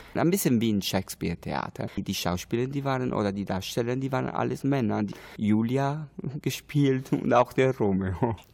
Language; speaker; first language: German; non-native, learner; Italian